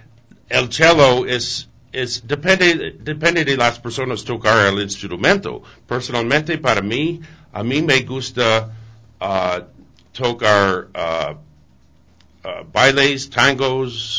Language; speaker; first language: Spanish; non-native, learner; English